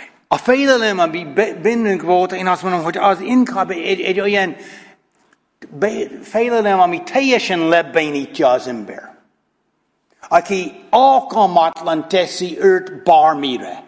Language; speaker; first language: Hungarian; non-native, fluent; English